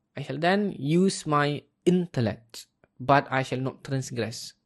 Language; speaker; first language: English; non-native, local second language; Malay